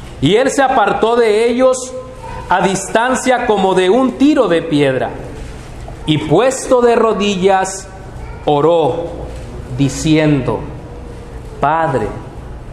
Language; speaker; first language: Spanish; native; Spanish